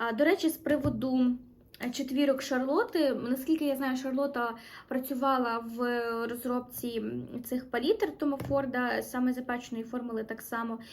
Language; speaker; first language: Ukrainian; non-native, local second language; Russian